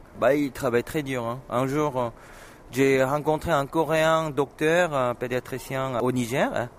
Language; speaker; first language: French; non-native, fluent; Korean